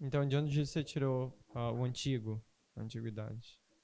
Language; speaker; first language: Portuguese; native; Portuguese